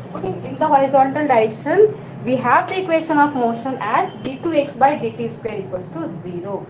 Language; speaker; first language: English; non-native, local second language; Hindi